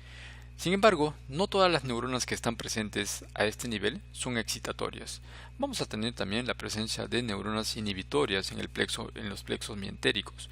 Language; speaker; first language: Spanish; native; Spanish